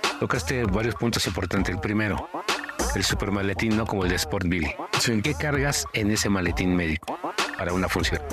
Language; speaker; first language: Spanish; native; Spanish